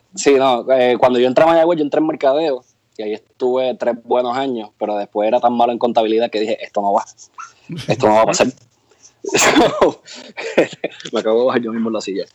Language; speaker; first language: Spanish; native; Spanish